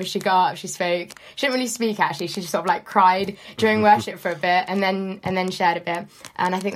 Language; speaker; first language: English; native; English